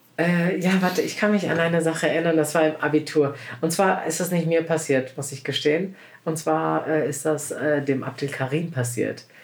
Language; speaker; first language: German; early bilingual, other home language; Turkish